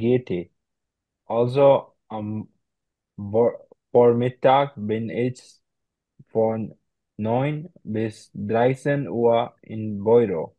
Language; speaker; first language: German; non-native, learner; Bangla